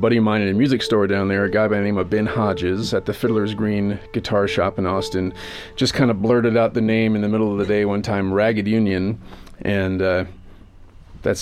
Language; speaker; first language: English; native; English